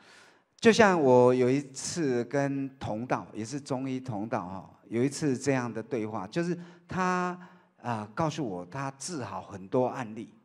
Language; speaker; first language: Chinese; native; Chinese